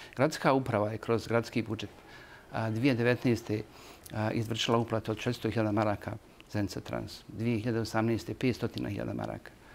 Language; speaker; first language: Croatian; native; Croatian